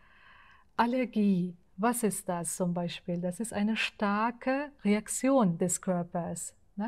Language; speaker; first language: German; non-native, fluent; Uzbek